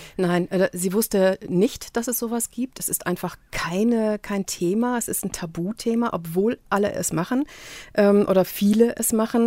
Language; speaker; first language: German; native; German